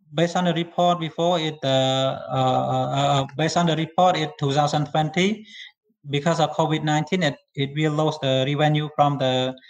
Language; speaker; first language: English; non-native, learner; Khmer